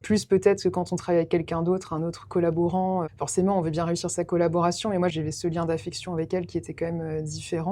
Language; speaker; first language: French; native; French